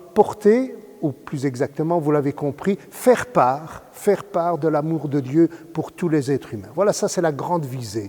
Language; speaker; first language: French; native; French